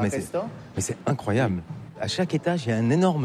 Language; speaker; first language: French; native; French